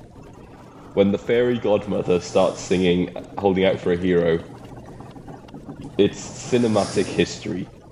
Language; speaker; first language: English; native; English